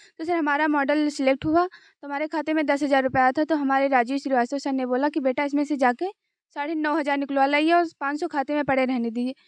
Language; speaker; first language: Hindi; native; Hindi